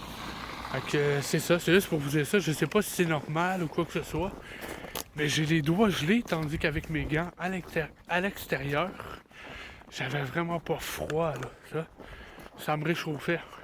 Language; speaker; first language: French; native; French